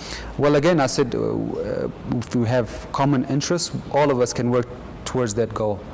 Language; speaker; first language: English; non-native, fluent; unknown